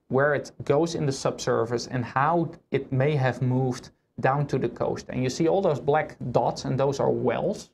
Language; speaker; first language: English; non-native, fluent; Dutch